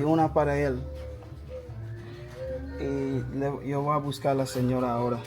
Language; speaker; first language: Spanish; non-native, learner; English